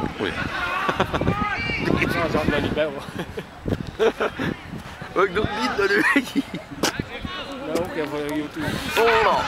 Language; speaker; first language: Dutch; native; Dutch